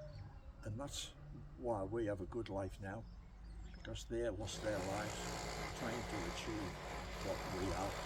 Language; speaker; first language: English; native; English